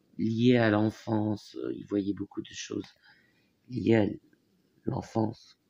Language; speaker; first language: French; native; French